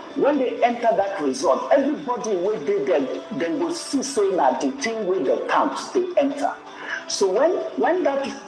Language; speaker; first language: Nigerian Pidgin; native; Nigerian Pidgin